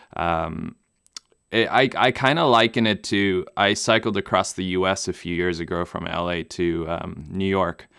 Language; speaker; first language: English; non-native, local second language; German